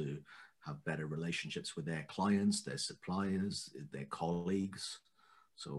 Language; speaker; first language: English; native; English